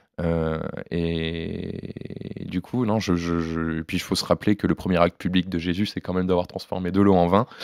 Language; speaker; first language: French; native; French